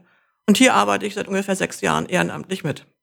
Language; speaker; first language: German; native; German